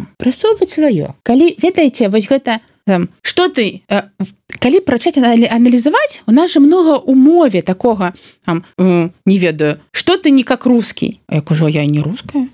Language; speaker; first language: Belarusian; native; Belarusian